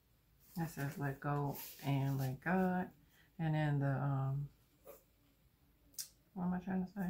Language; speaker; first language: English; native; English